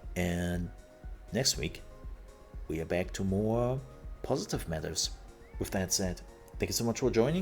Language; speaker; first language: English; non-native, fluent; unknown